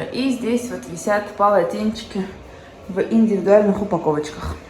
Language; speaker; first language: Russian; native; Russian